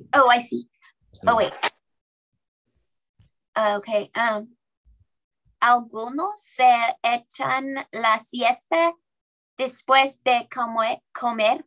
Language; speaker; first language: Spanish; non-native, learner; English